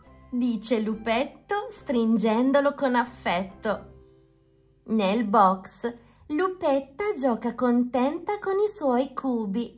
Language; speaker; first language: Italian; native; Italian